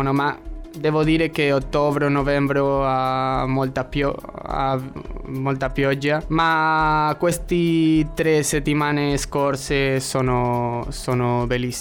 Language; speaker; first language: Italian; non-native, learner; Spanish